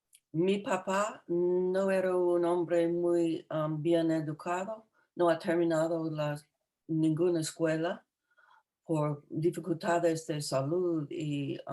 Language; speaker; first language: Spanish; non-native, fluent; English